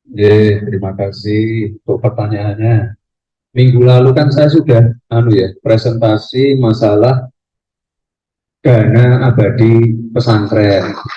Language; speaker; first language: Indonesian; native; Indonesian